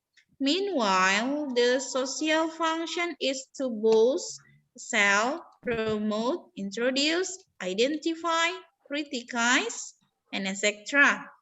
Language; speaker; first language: English; non-native, learner; Indonesian